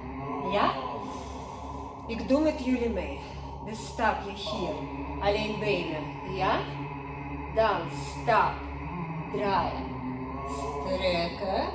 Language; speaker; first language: Dutch; non-native, learner; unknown